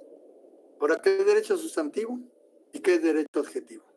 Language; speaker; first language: Spanish; native; Spanish